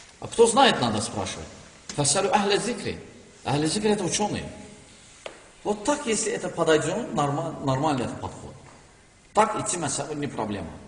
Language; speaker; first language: Russian; non-native, learner; Turkish